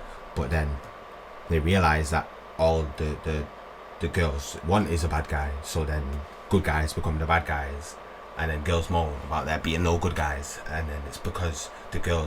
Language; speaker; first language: English; native; English